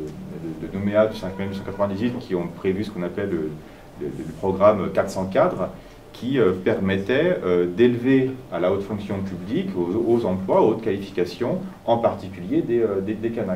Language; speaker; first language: French; native; French